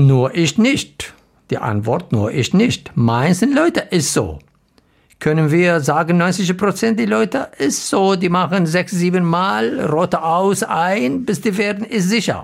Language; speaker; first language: German; non-native, learner; Arabic